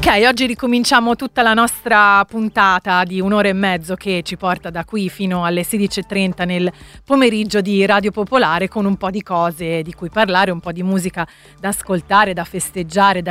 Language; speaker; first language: Italian; native; Italian